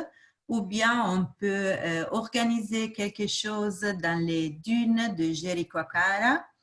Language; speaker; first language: French; non-native, fluent; Portuguese